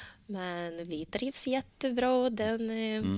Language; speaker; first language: Swedish; non-native, learner; Russian